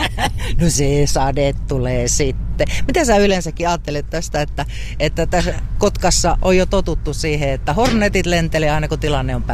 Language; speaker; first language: Finnish; native; Finnish